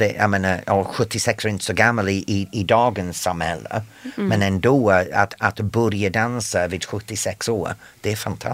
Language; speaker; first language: Swedish; non-native, fluent; English